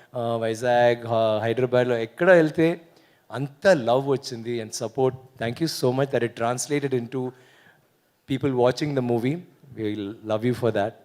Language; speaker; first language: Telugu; non-native, learner; Tamil